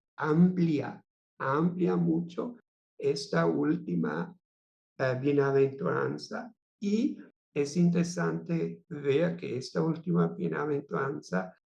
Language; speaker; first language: Spanish; non-native, fluent; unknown